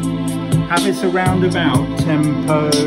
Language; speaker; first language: English; native; English